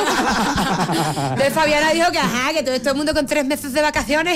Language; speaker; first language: Spanish; native; Spanish